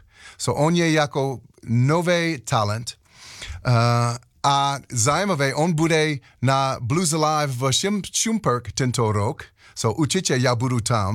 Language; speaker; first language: Czech; non-native, learner; English